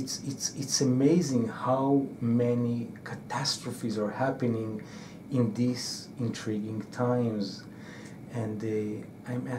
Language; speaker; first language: English; non-native, fluent; Hebrew